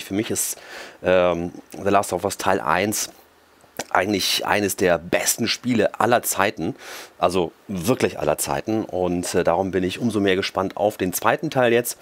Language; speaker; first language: German; native; German